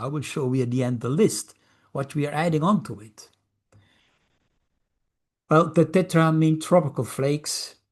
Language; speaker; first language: English; non-native, fluent; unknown